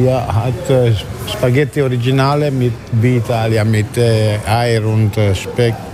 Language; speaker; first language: German; non-native, learner; Italian